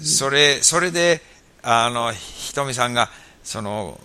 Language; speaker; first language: Japanese; non-native, fluent; English